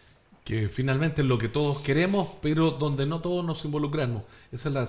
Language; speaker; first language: Spanish; native; Spanish